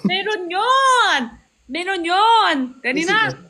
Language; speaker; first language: Filipino; non-native, learner; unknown